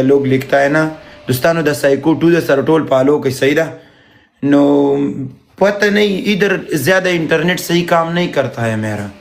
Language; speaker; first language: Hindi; non-native, fluent; Pashto